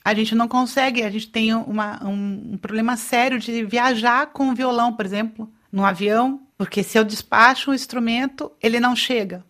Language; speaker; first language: Portuguese; native; Portuguese